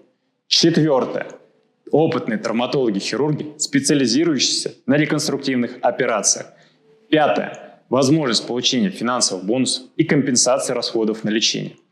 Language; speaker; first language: Russian; native; Russian